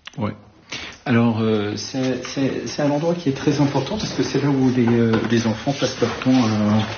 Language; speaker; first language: French; early bilingual, other home language; Arabic